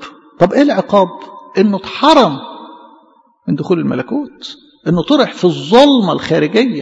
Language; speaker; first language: Arabic; native; Arabic